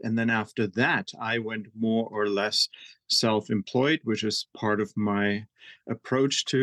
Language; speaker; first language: English; non-native, fluent; German